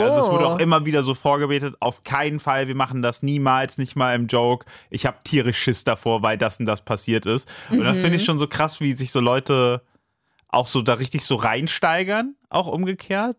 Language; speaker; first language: German; native; German